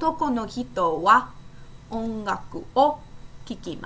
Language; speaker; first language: Japanese; non-native, fluent; English